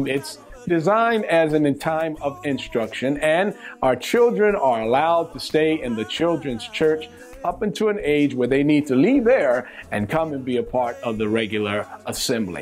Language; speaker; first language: English; native; English